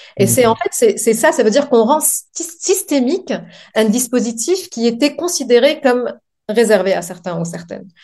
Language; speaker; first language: French; non-native, local second language; Arabic